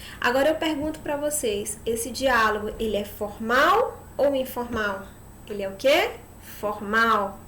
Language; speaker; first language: Portuguese; native; Portuguese